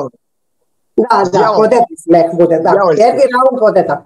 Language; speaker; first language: Russian; non-native, learner; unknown